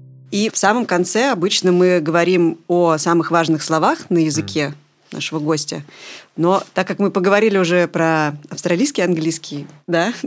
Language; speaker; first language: Russian; native; Russian